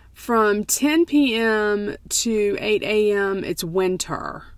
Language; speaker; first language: English; native; English